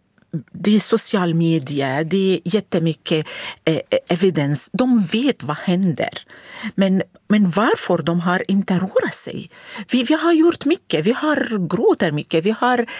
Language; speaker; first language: Swedish; non-native, learner; Arabic